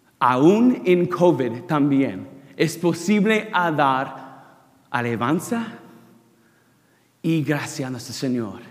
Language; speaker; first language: Spanish; non-native, learner; English